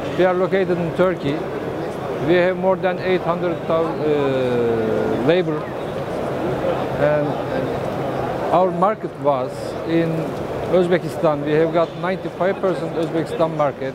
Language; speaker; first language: English; non-native, learner; Turkish